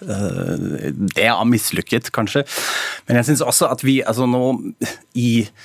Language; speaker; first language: Norwegian; non-native, fluent; German